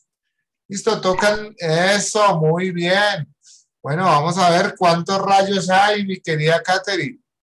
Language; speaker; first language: Spanish; native; Spanish